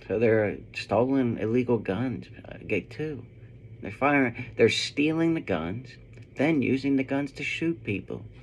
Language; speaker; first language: English; native; English